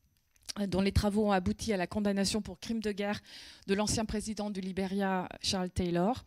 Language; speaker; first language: French; native; French